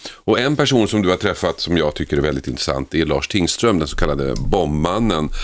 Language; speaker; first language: Swedish; native; Swedish